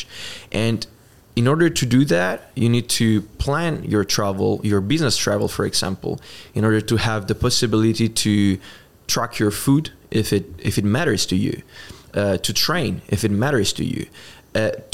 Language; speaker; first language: English; non-native, fluent; Italian